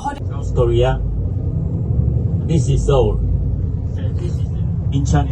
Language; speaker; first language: English; non-native, fluent; Korean